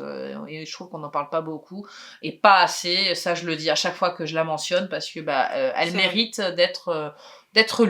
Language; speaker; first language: French; native; French